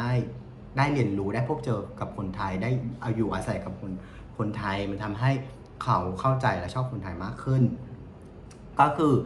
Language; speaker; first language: Thai; non-native, fluent; Vietnamese